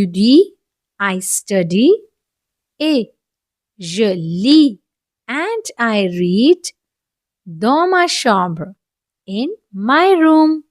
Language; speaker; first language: French; non-native, fluent; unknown